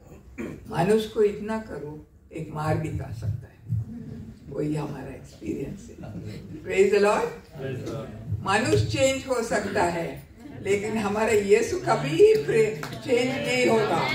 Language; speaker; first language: Hindi; non-native, local second language; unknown